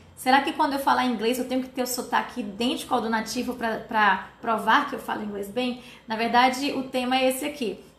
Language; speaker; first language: Portuguese; native; Portuguese